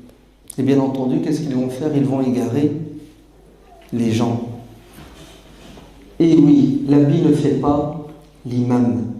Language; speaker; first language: French; native; French